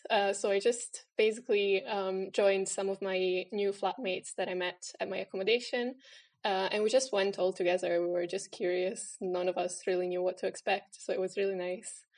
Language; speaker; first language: English; non-native, fluent; Italian